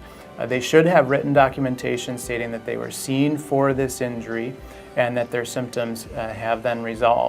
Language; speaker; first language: English; native; English